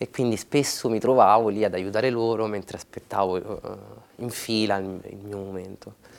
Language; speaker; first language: Italian; early bilingual, other home language; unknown